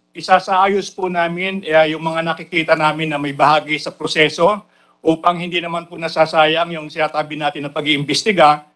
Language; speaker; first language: Filipino; native; Filipino